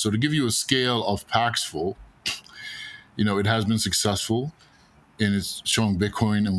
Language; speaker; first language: English; native; English